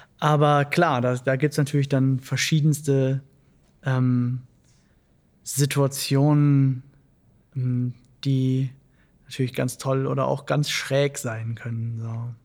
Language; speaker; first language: German; native; German